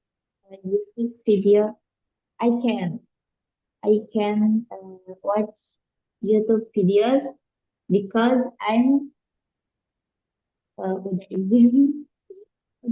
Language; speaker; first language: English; non-native, learner; Indonesian